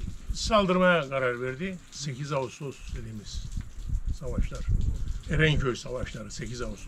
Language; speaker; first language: Turkish; native; Turkish